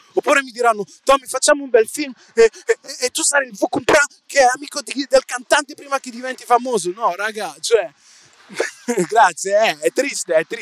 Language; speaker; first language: Italian; early bilingual, other home language; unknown